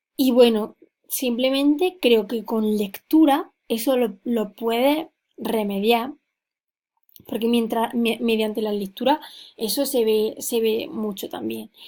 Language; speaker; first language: Spanish; native; Spanish